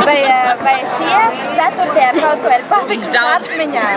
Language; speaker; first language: Latvian; early bilingual, heritage; English